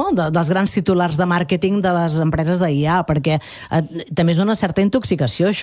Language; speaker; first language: Catalan; native; Catalan